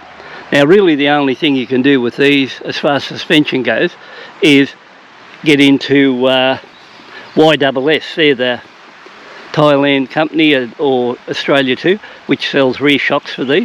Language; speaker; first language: English; native; English